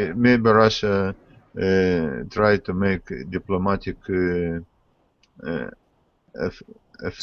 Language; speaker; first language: English; non-native, learner; Russian